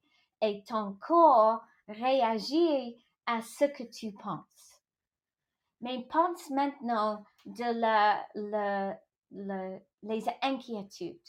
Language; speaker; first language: French; non-native, local second language; English